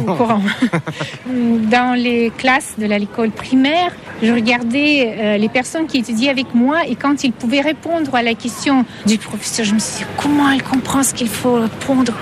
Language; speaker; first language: French; non-native, fluent; Russian